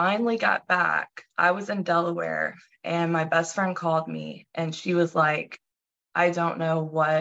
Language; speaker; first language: English; native; English